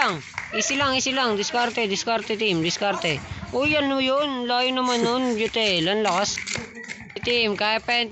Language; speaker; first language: Filipino; native; Filipino